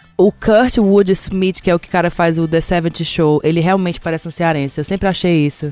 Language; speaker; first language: Portuguese; native; Portuguese